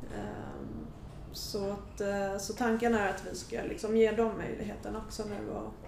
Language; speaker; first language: Swedish; native; Swedish